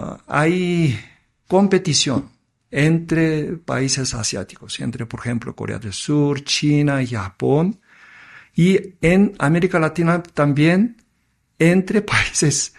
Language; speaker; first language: Spanish; non-native, fluent; Korean